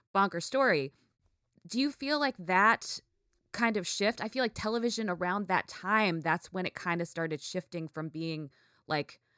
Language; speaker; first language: English; native; English